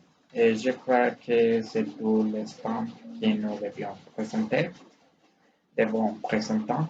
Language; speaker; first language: French; non-native, learner; Spanish